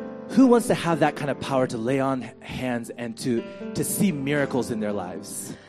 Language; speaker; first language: English; native; English